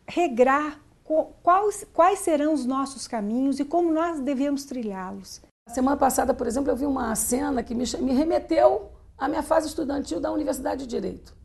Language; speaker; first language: Portuguese; native; Portuguese